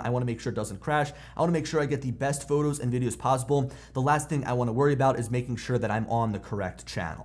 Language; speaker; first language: English; native; English